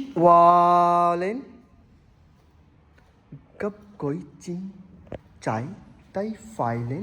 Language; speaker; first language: Vietnamese; non-native, learner; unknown